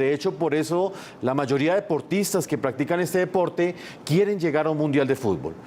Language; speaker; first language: Spanish; native; Spanish